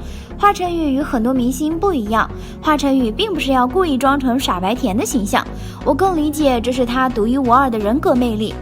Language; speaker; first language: Chinese; native; Chinese